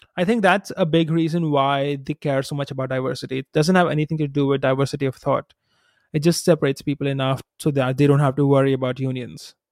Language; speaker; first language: English; non-native, local second language; Hindi